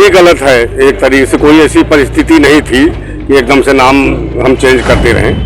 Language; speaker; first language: Hindi; native; Hindi